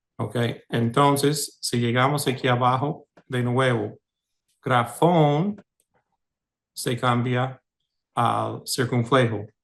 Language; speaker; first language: Spanish; non-native, fluent; English